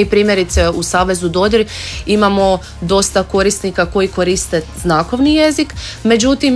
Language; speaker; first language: Croatian; native; Croatian